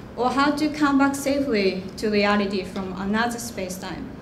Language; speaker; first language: English; non-native, fluent; Japanese